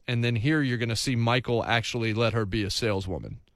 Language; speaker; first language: English; native; English